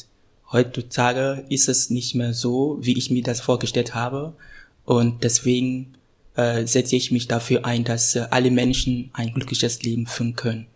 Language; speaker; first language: German; non-native, fluent; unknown